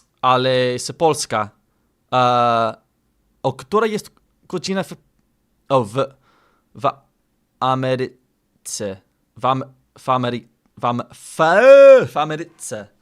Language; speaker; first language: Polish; non-native, learner; English